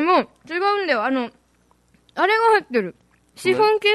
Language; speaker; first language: Japanese; native; Japanese